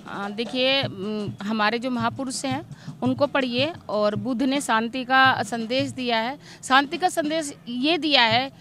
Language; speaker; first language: Hindi; native; Hindi